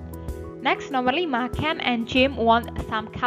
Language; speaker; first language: English; non-native, fluent; Indonesian